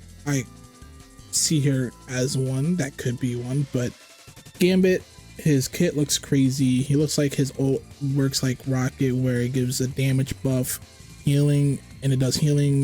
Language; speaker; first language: English; native; English